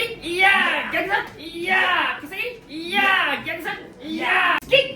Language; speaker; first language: English; non-native, learner; Japanese